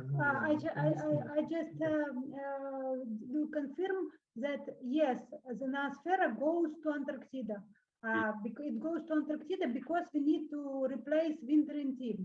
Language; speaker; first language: English; non-native, fluent; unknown